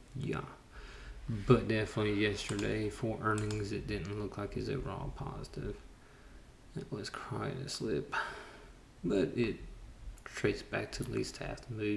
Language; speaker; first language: English; native; English